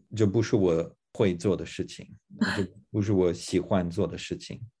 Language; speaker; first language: Chinese; non-native, fluent; English